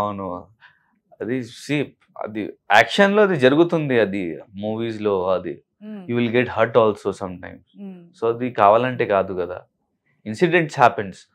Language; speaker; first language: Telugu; non-native, local second language; Hindi